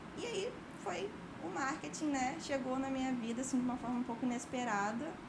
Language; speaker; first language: Portuguese; native; Portuguese